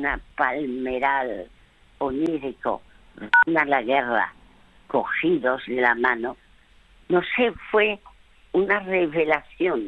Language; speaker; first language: Spanish; early bilingual, other home language; French